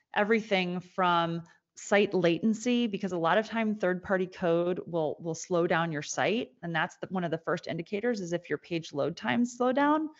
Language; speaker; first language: English; native; English